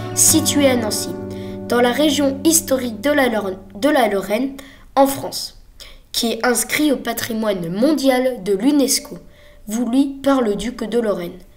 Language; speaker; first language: French; native; French